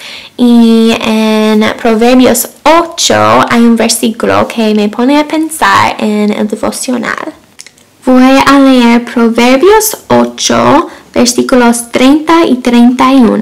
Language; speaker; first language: Spanish; non-native, fluent; English